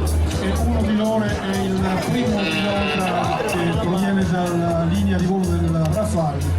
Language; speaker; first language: Italian; native; Italian